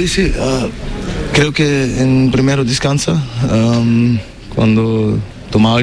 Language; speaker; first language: Spanish; non-native, learner; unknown